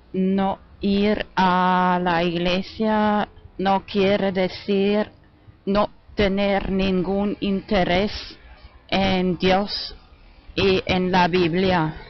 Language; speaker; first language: Spanish; non-native, fluent; German